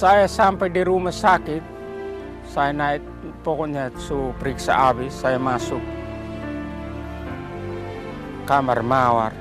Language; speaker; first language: Indonesian; non-native, local second language; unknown